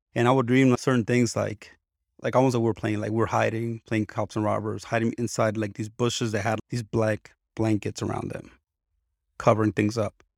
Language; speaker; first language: English; early bilingual, other home language; Spanish